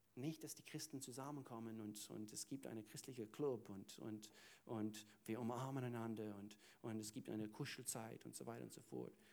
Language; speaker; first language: German; non-native, fluent; English